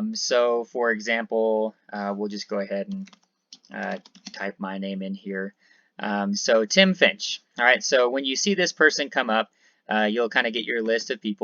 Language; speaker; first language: English; native; English